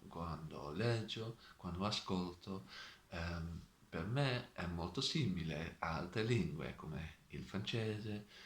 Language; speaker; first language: Italian; non-native, learner; Dutch